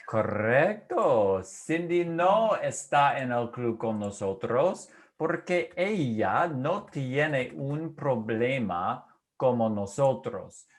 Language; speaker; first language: Spanish; non-native, fluent; English